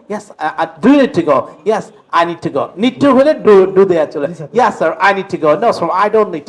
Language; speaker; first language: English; non-native, fluent; Bangla